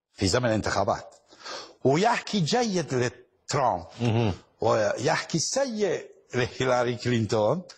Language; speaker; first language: Arabic; non-native, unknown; Persian